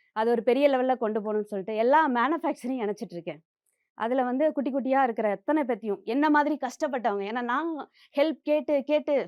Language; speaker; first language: Tamil; native; Tamil